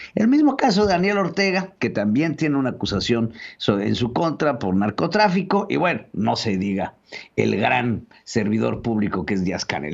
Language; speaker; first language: Spanish; native; Spanish